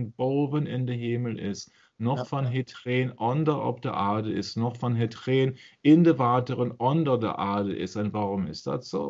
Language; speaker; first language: Dutch; non-native, learner; German